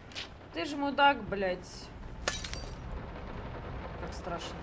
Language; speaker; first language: Russian; native; Russian